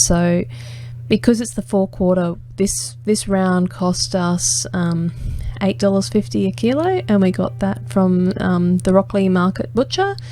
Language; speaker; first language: English; native; English